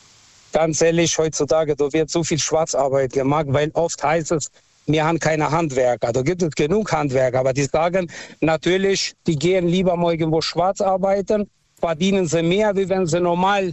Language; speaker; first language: German; non-native, fluent; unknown